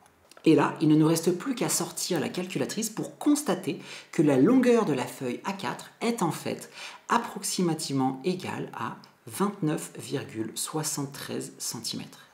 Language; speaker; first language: French; native; French